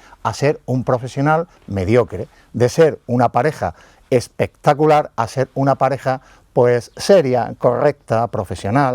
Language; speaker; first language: Spanish; native; Spanish